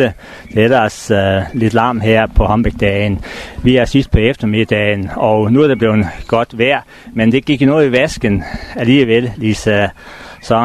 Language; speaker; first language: Danish; native; Danish